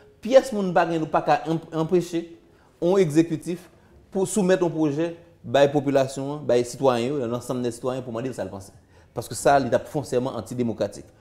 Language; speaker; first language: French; non-native, local second language; Haitian Creole